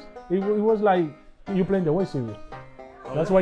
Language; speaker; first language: English; non-native, fluent; Spanish